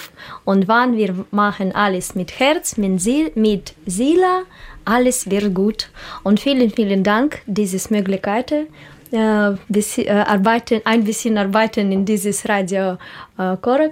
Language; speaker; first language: German; non-native, learner; Russian